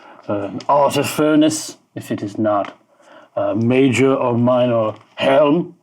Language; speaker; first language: English; native; English